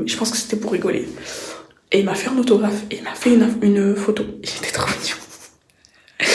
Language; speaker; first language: French; native; French